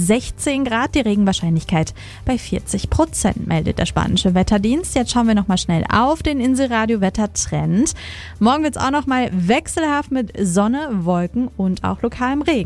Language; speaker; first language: German; native; German